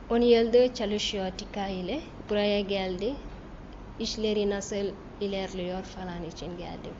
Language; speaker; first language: Turkish; non-native, learner; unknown